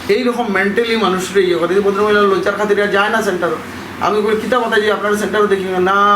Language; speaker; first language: Bangla; native; Bangla